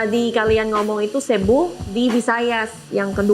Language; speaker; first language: Indonesian; non-native, learner; Filipino